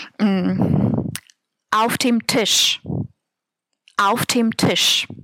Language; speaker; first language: German; non-native, fluent; Russian